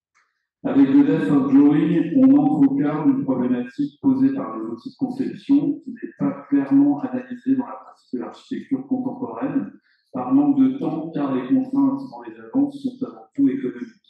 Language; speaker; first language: French; native; French